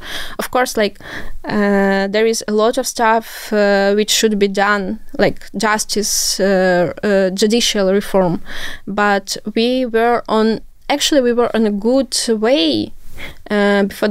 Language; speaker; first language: English; non-native, fluent; Ukrainian